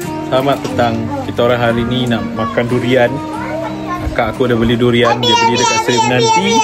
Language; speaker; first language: Malay; native; Malay